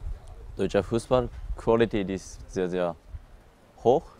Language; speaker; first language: German; non-native, learner; Japanese